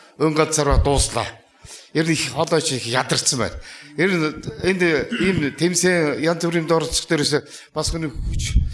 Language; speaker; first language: Mongolian; non-native, local second language; Kazakh